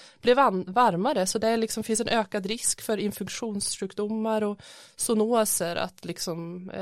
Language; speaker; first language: Swedish; native; Swedish